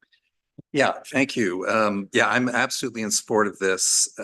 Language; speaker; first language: English; native; English